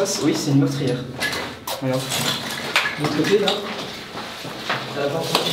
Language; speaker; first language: French; native; French